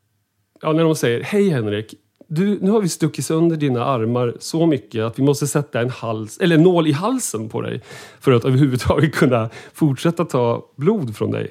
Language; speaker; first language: Swedish; native; Swedish